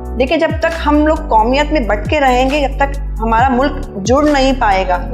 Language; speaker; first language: Urdu; native; Urdu